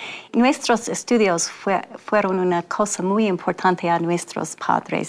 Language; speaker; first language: Spanish; non-native, fluent; English